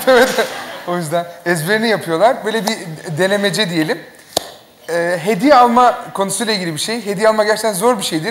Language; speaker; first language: Turkish; native; Turkish